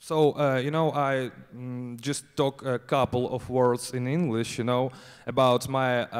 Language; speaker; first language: English; non-native, learner; Russian